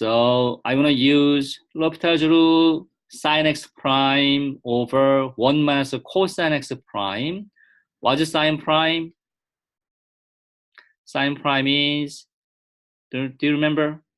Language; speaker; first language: English; non-native, fluent; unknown